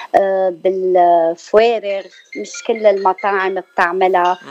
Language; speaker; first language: Arabic; native; Arabic